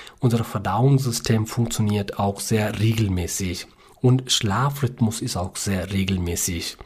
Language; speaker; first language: German; non-native, learner; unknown